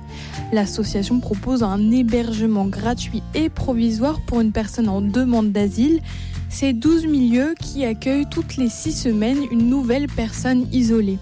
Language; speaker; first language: French; native; French